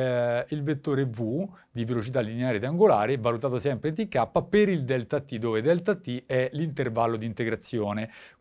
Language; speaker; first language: Italian; native; Italian